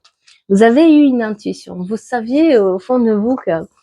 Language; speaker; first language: French; native; French